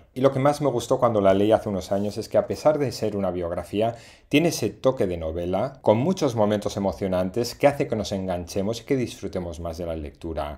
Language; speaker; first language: Spanish; native; Spanish